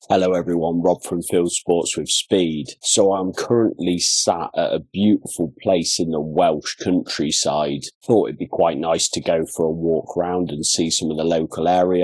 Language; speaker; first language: English; native; English